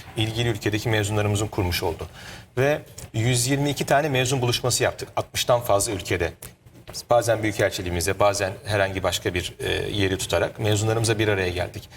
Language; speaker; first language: Turkish; native; Turkish